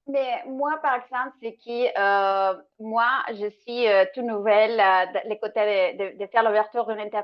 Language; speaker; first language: French; non-native, fluent; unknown